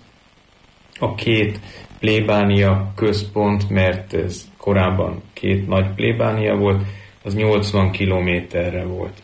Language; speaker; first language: Hungarian; native; Hungarian